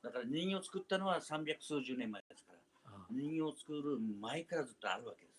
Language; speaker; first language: Japanese; native; Japanese